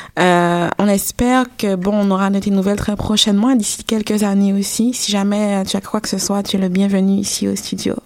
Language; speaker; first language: French; native; French